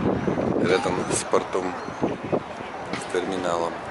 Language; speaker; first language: Russian; native; Russian